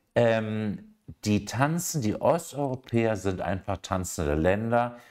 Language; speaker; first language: German; native; German